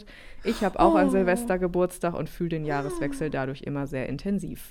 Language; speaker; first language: German; native; German